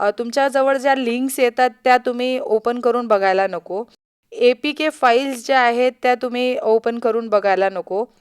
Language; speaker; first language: Marathi; native; Marathi